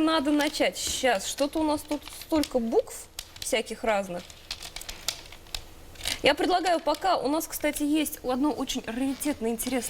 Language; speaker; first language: Russian; native; Russian